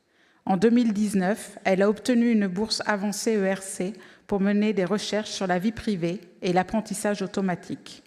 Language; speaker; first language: French; native; French